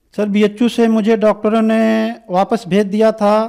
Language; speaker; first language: Hindi; native; Hindi